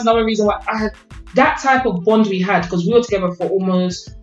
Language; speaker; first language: English; native; English